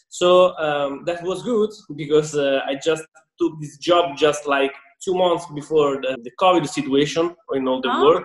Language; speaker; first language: English; non-native, fluent; Italian